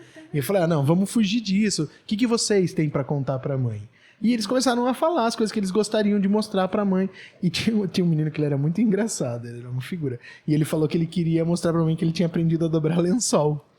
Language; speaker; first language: Portuguese; native; Portuguese